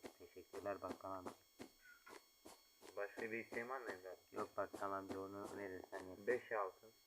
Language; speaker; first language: Turkish; native; Turkish